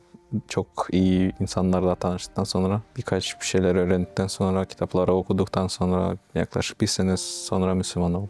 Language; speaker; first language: Turkish; non-native, fluent; Russian